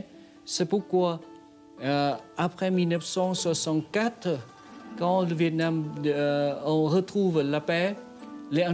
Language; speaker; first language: French; non-native, fluent; Vietnamese